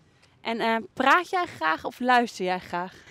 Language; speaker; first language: Dutch; native; Dutch